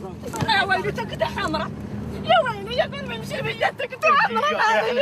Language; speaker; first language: Arabic; native; Arabic